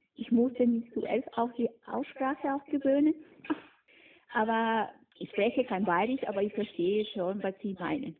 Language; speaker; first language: German; non-native, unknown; Spanish